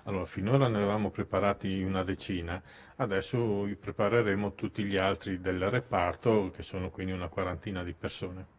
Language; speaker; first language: Italian; native; Italian